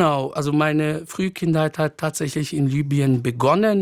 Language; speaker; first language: German; non-native, fluent; Arabic